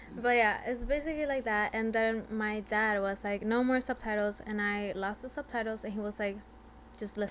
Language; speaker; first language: English; non-native, fluent; Spanish